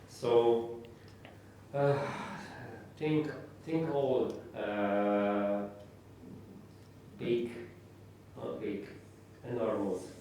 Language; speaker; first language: English; non-native, learner; Hungarian